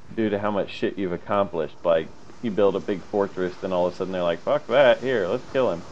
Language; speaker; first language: English; native; English